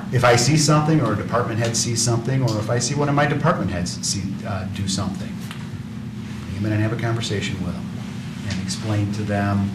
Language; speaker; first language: English; native; English